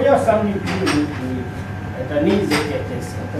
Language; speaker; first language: Russian; non-native, learner; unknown